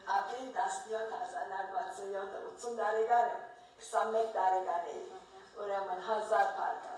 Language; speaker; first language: Armenian; early bilingual, heritage; Armenian